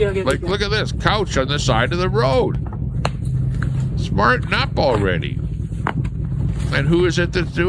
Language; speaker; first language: English; native; English